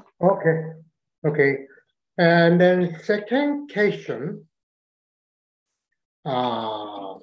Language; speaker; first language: English; non-native, learner; Chinese